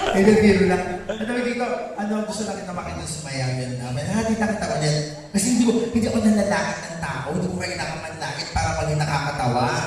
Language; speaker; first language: Filipino; native; Filipino